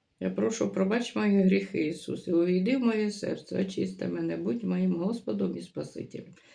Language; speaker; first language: Ukrainian; native; Ukrainian